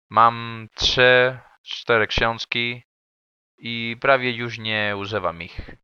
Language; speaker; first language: Polish; non-native, learner; Spanish